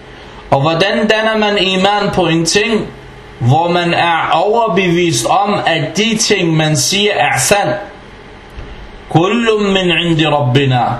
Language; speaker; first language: Danish; early bilingual, other home language; Arabic